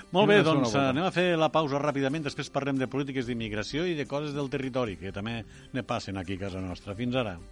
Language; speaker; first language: Catalan; native; Catalan